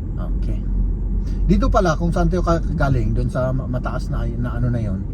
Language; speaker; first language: Filipino; native; Filipino